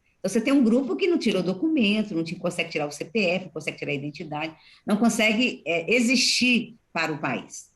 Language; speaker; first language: Portuguese; native; Portuguese